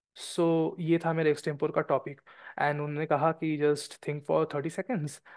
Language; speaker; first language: Hindi; non-native, local second language; Bangla